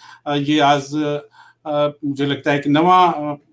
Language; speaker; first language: Hindi; native; Hindi